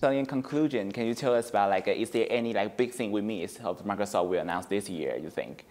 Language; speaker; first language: English; non-native, fluent; Chinese